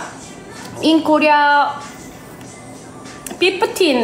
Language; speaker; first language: English; non-native, learner; Thai